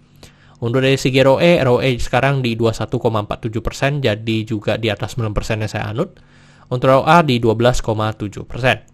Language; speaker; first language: Indonesian; native; Indonesian